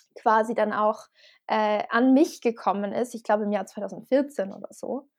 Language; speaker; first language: German; native; German